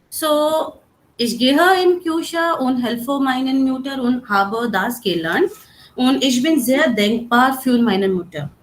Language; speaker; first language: German; non-native, learner; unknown